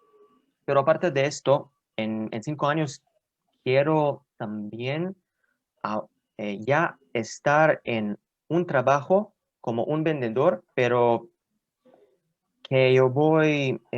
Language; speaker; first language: Spanish; non-native, learner; Hebrew